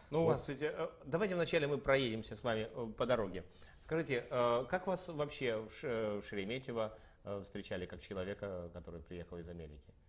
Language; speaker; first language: Russian; native; Russian